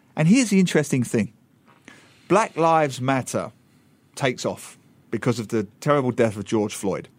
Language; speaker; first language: English; native; English